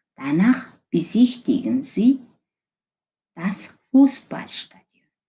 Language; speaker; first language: German; non-native, fluent; Mongolian